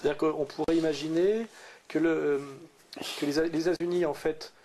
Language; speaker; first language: French; native; French